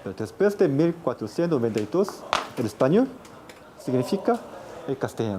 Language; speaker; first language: Spanish; non-native, fluent; Korean